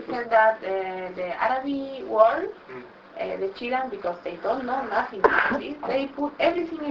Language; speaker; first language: English; non-native, local second language; Spanish